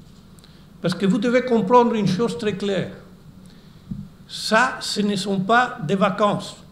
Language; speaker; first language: French; non-native, fluent; Spanish